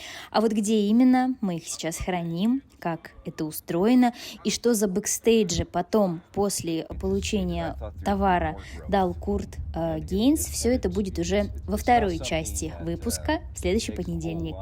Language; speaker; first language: Russian; native; Russian